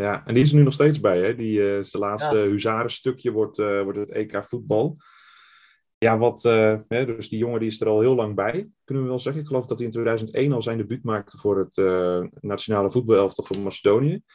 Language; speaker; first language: Dutch; native; Dutch